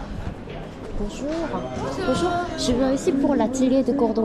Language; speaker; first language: French; non-native, learner; Korean